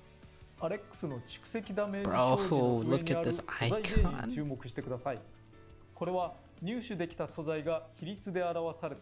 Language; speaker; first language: Japanese; native; Japanese